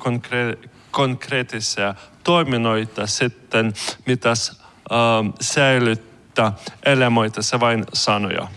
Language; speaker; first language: Finnish; non-native, learner; Ukrainian